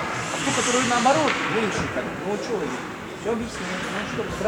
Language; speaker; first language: Russian; native; Russian